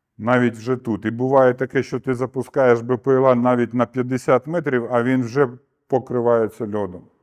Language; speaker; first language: Ukrainian; non-native, local second language; Russian